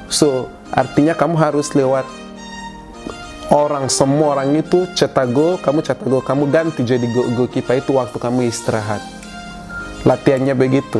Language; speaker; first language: Indonesian; non-native, fluent; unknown